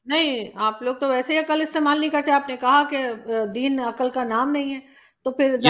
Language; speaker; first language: Urdu; native; Urdu